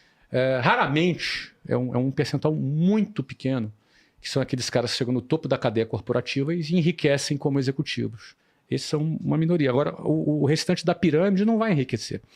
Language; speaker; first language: Portuguese; native; Portuguese